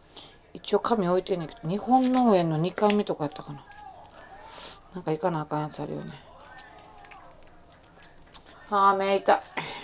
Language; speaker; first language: Japanese; native; Japanese